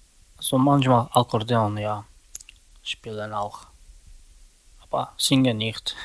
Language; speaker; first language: German; non-native, learner; Slovak